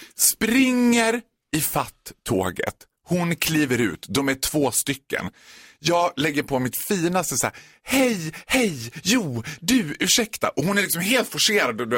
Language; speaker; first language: Swedish; native; Swedish